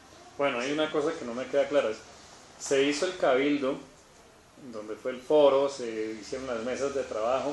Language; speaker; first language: Spanish; native; Spanish